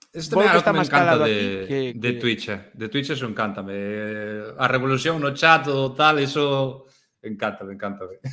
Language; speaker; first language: Galician; native; Galician